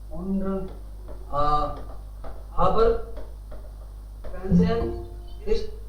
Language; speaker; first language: German; non-native, learner; Hindi